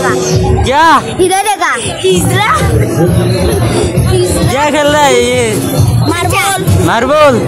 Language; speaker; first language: Hindi; non-native, local second language; Assamese